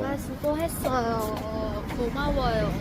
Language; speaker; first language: Korean; non-native, learner; Vietnamese